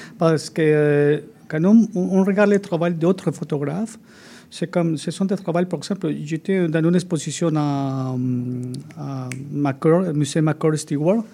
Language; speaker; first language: French; non-native, fluent; Spanish